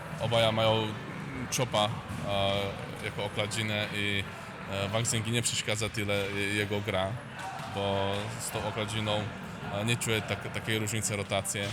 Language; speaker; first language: Polish; non-native, learner; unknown